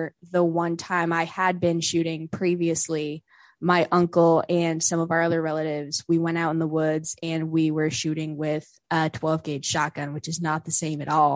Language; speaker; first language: English; native; English